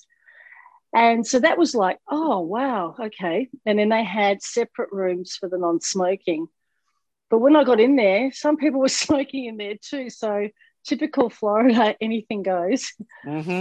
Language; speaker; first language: English; native; English